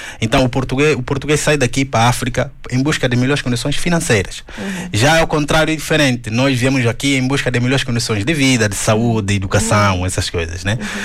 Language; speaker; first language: Portuguese; native; Portuguese